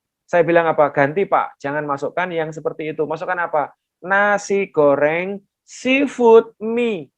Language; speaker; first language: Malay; non-native, local second language; Javanese